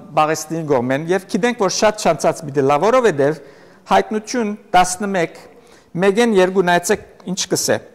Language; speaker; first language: Armenian; native; Armenian